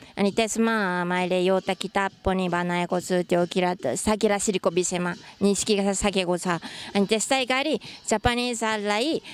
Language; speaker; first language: Nepali; non-native, fluent; Japanese